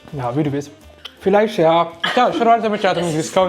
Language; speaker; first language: German; early bilingual, other home language; Amharic